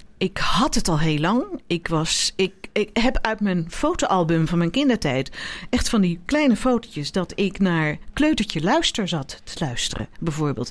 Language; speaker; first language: Dutch; native; Dutch